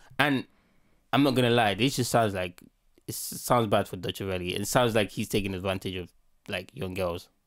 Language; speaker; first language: English; native; English